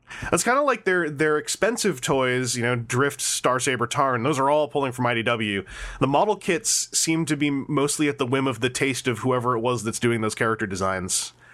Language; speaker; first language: English; native; English